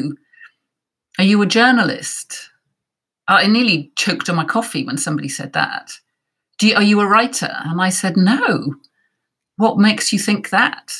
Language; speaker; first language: English; native; English